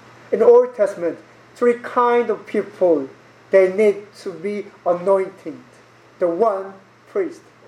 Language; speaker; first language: English; non-native, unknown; Korean